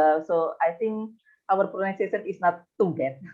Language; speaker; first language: English; non-native, fluent; Indonesian